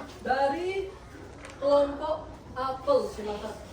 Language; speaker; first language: Indonesian; native; Indonesian